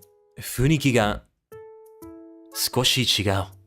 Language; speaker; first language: Japanese; non-native, learner; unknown